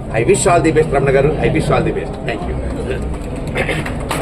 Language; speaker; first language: Telugu; native; Telugu